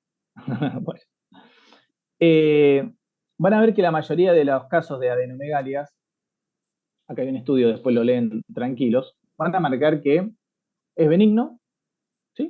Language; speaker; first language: Spanish; native; Spanish